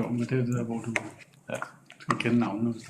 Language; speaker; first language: Danish; native; Danish